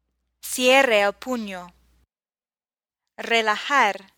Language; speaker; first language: Spanish; non-native, fluent; English